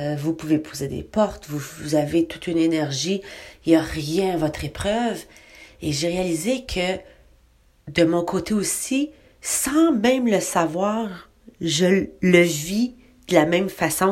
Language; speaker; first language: French; native; French